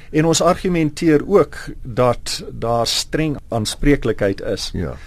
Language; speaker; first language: Afrikaans; non-native, local second language; English